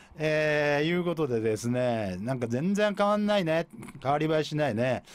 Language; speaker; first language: Japanese; native; Japanese